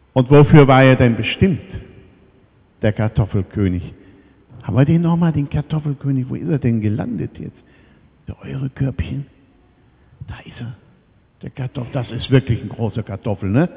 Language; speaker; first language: German; native; German